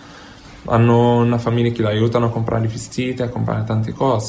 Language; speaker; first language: Italian; non-native, fluent; Arabic